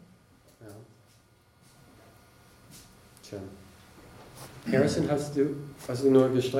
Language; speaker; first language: German; non-native, fluent; English